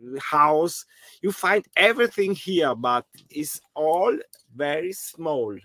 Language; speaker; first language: English; non-native, learner; German